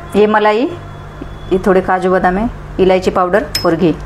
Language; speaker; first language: Hindi; non-native, local second language; Marathi